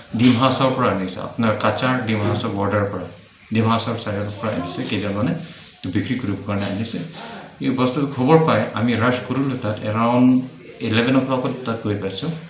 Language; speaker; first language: Assamese; non-native, local second language; Karbi